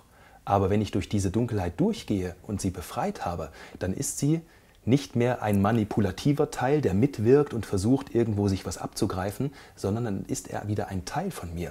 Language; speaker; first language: German; native; German